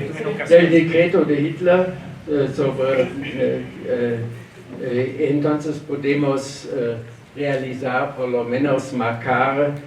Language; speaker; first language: Spanish; non-native, learner; German